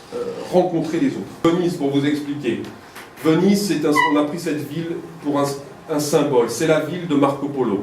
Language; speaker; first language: French; native; French